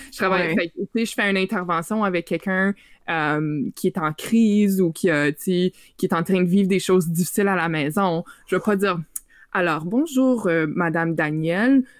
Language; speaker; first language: French; native; French